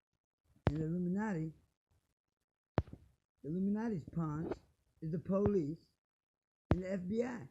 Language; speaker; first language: English; native; English